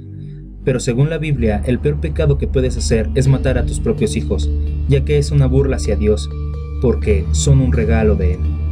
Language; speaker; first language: Spanish; native; Spanish